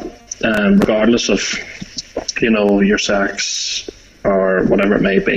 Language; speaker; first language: English; native; English